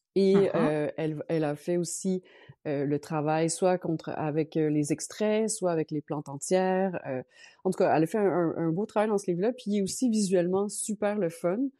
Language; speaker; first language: French; native; French